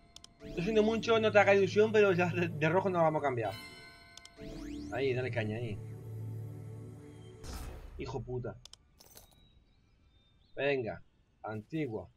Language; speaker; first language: Spanish; native; Spanish